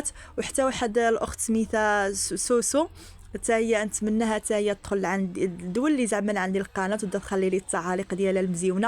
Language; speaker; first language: Arabic; native; Arabic